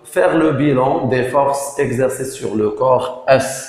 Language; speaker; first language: French; non-native, local second language; Arabic